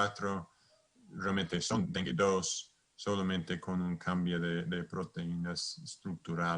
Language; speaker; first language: Spanish; non-native, fluent; English